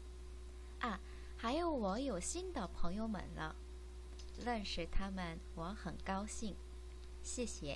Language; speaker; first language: Chinese; non-native, learner; Korean